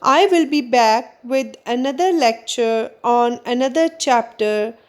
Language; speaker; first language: English; non-native, local second language; Punjabi